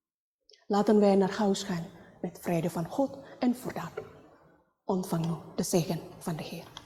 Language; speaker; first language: Dutch; non-native, learner; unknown